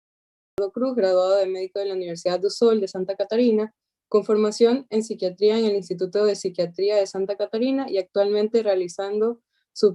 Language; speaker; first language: Spanish; native; Spanish